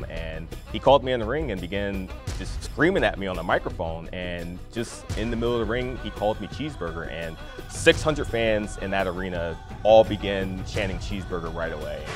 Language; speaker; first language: English; native; English